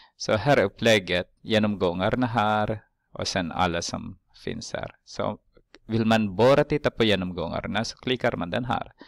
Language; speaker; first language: Swedish; non-native, fluent; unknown